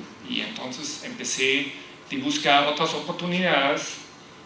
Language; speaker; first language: Spanish; non-native, fluent; German